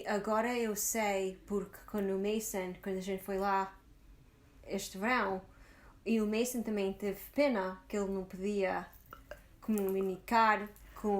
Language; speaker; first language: Portuguese; early bilingual, heritage; Portuguese